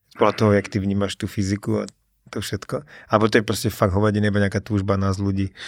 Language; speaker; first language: Slovak; native; Slovak